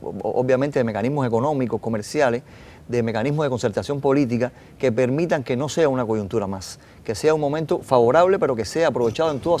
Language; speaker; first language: Spanish; native; Spanish